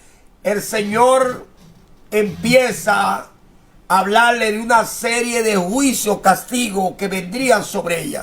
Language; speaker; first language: Spanish; native; Spanish